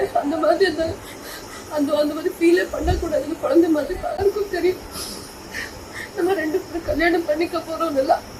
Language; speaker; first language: Tamil; non-native, local second language; Kannada